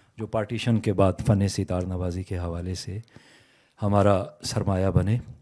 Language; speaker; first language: Urdu; native; Urdu